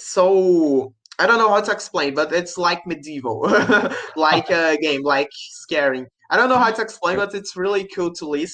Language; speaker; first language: English; non-native, learner; Portuguese